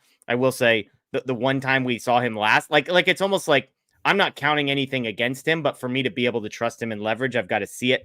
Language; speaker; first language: English; native; English